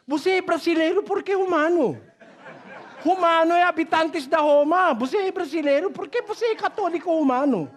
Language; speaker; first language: Portuguese; non-native, learner; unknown